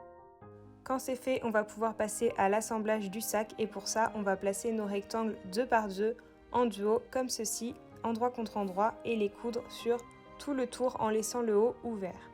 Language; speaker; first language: French; native; French